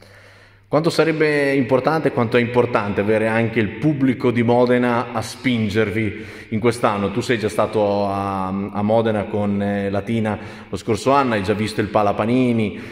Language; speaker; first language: Italian; native; Italian